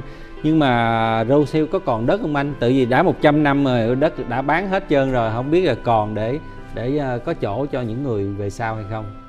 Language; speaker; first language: Vietnamese; early bilingual, heritage; Vietnamese